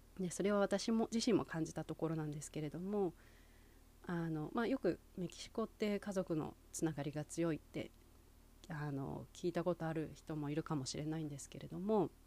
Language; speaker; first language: Japanese; native; Japanese